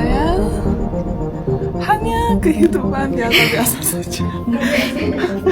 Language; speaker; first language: Indonesian; non-native, learner; Chinese